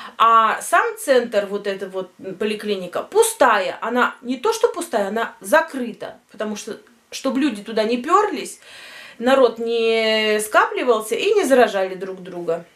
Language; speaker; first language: Russian; native; Russian